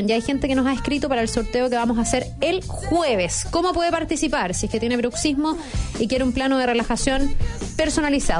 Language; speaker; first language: Spanish; native; Spanish